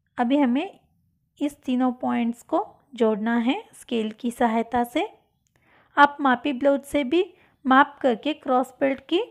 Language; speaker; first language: Hindi; non-native, local second language; Kannada